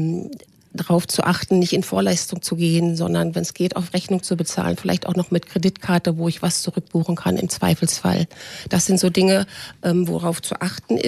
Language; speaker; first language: German; native; German